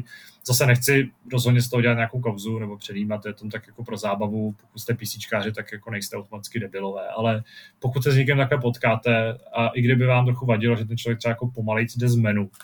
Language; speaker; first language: Czech; native; Czech